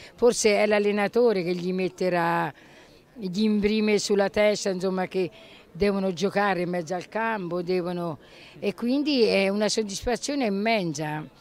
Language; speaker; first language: Italian; native; Italian